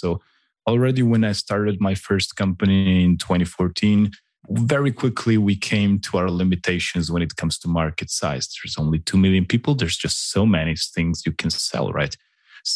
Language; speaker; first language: English; non-native, fluent; Slovenian